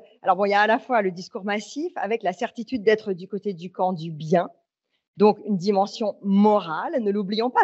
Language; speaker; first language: French; native; French